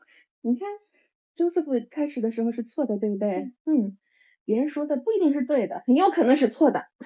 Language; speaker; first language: Chinese; native; Chinese